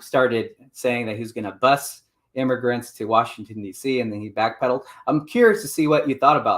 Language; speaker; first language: English; native; English